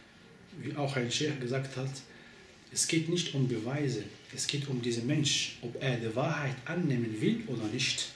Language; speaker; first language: German; non-native, fluent; Arabic